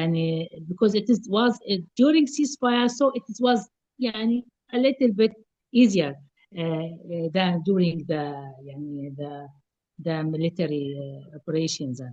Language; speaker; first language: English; non-native, fluent; Arabic